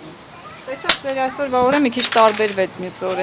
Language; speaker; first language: Armenian; native; Armenian